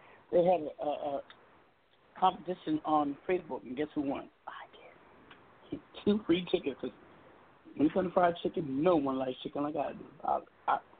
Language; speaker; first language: English; native; English